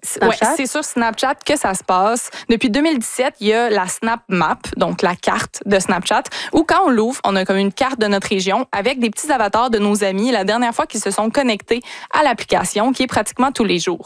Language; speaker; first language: French; native; French